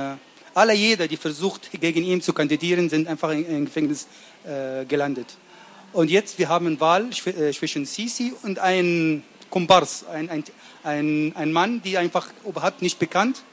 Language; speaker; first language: German; non-native, learner; Arabic